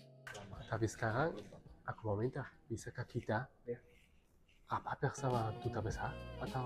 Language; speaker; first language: Indonesian; non-native, learner; German